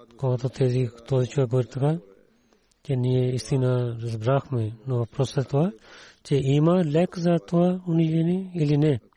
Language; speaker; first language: Bulgarian; non-native, learner; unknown